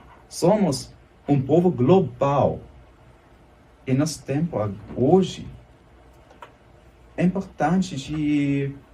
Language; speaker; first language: Portuguese; non-native, fluent; German